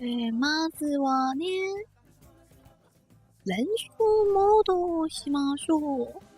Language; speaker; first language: Japanese; non-native, learner; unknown